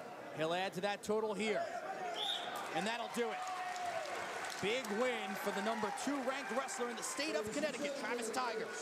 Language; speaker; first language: English; native; English